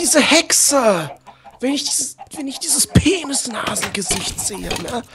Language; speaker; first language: German; native; German